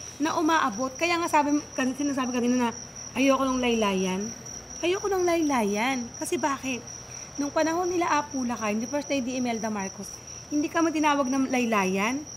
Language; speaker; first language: Filipino; native; Filipino